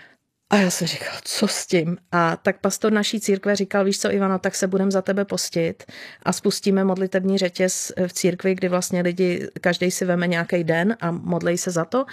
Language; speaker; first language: Czech; native; Czech